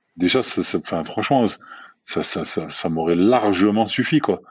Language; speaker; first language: French; native; French